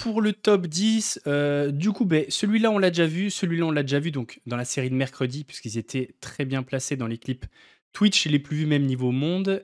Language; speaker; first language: French; native; French